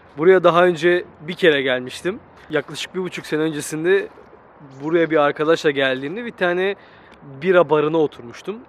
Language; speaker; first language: Turkish; native; Turkish